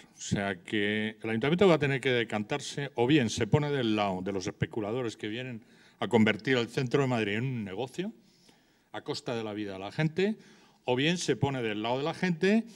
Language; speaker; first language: Spanish; native; Spanish